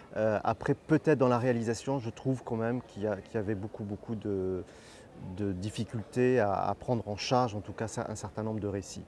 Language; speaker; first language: French; non-native, local second language; Arabic